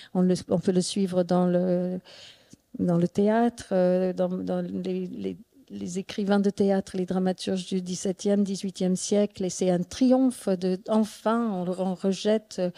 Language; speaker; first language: French; non-native, fluent; English